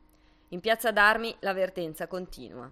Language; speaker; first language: Italian; native; Italian